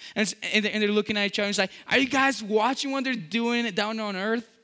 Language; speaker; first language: English; non-native, fluent; Spanish